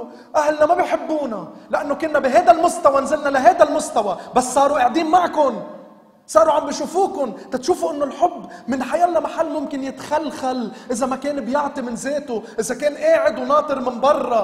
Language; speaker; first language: Arabic; native; Arabic